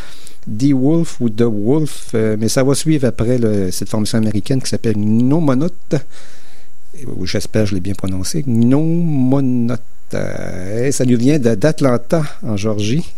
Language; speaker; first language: French; native; French